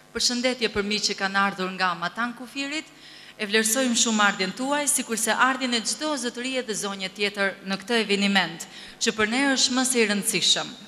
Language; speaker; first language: Albanian; native; Albanian